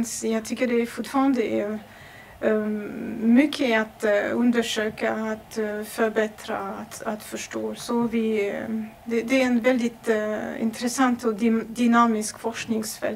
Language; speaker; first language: Swedish; non-native, fluent; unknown